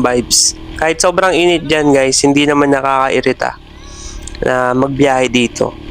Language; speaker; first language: Filipino; native; Filipino